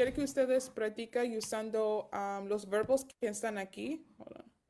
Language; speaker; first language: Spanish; early bilingual, heritage; Spanish